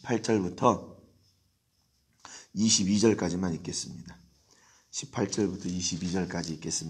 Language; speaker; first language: Korean; native; Korean